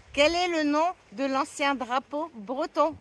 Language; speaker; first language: French; native; French